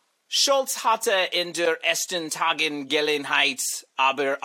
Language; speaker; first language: German; non-native, learner; English